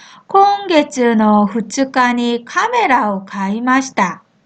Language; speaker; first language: Japanese; non-native, fluent; Korean